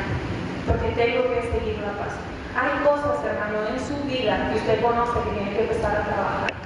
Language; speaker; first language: Spanish; native; Spanish